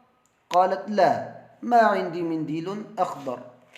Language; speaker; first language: Arabic; non-native, fluent; Urdu